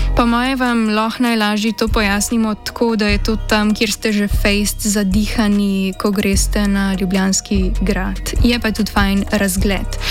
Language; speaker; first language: Slovenian; native; Slovenian